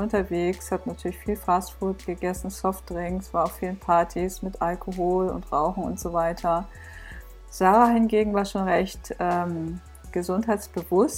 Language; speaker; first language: German; native; German